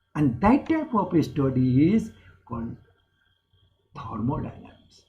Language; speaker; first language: English; non-native, local second language; Nepali